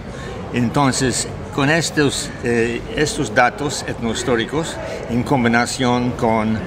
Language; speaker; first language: Spanish; non-native, fluent; English